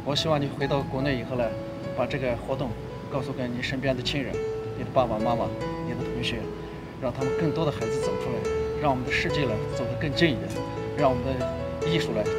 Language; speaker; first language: Chinese; native; Chinese